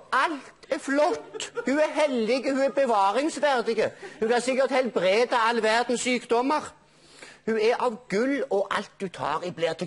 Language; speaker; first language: Norwegian; native; Norwegian